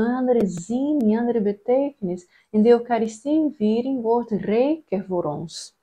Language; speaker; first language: German; non-native, learner; Portuguese